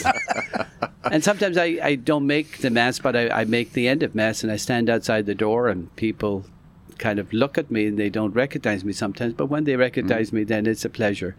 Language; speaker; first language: English; native; English